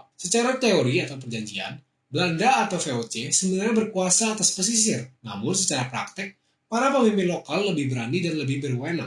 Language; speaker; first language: Indonesian; native; Indonesian